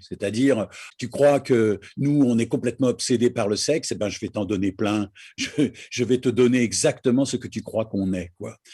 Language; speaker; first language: French; native; French